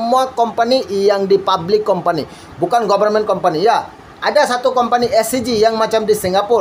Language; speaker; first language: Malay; non-native, learner; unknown